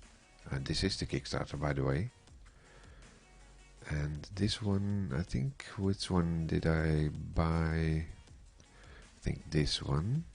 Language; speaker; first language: English; non-native, fluent; Dutch